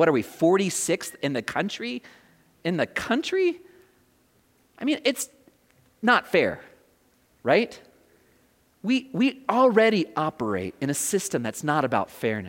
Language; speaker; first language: English; native; English